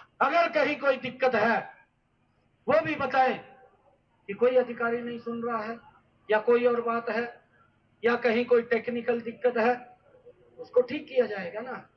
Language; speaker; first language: Hindi; native; Hindi